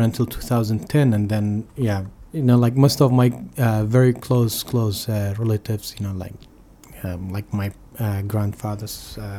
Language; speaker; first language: English; non-native, fluent; Arabic